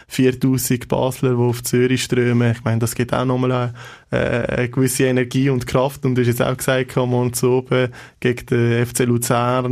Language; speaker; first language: German; native; German